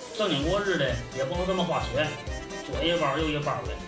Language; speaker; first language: Chinese; native; Chinese